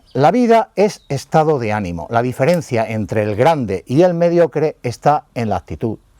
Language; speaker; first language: Spanish; native; Spanish